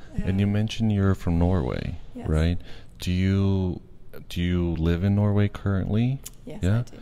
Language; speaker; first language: English; non-native, fluent; Portuguese